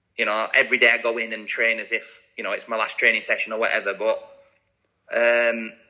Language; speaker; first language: English; native; English